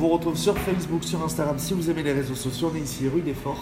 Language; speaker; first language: French; native; French